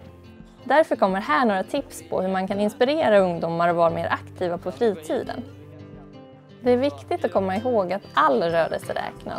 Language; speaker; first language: Swedish; native; Swedish